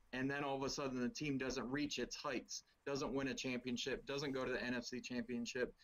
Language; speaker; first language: English; native; English